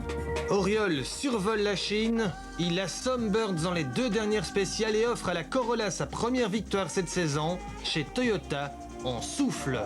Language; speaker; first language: French; native; French